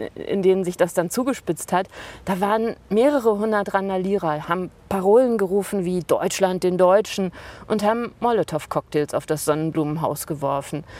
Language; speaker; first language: German; native; German